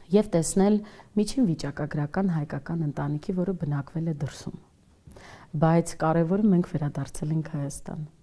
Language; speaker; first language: Armenian; native; Armenian